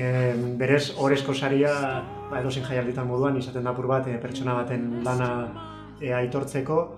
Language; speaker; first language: Basque; native; Basque